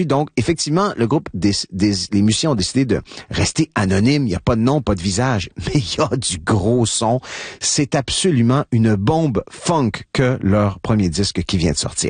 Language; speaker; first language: French; native; French